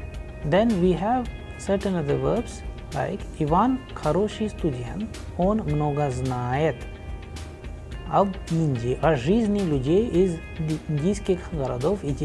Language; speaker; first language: Russian; non-native, fluent; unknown